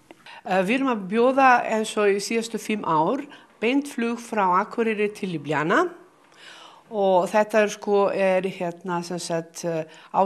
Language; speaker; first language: Icelandic; non-native, fluent; Slovenian